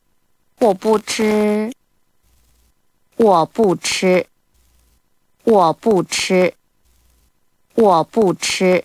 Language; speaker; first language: Chinese; non-native, learner; Korean